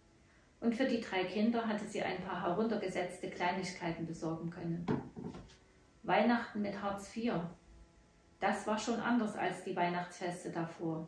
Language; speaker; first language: German; native; German